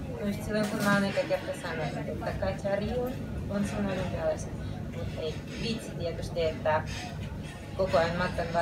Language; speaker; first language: Finnish; non-native, fluent; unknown